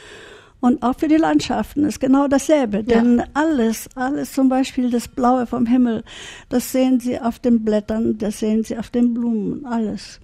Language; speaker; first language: German; early bilingual, heritage; German